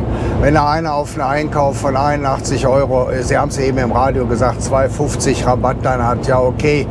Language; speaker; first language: German; native; German